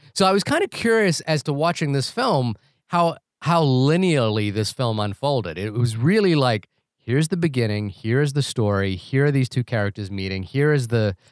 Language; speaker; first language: English; native; English